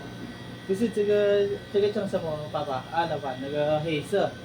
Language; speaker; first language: Chinese; non-native, learner; Filipino